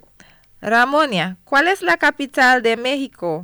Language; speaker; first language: Spanish; non-native, fluent; English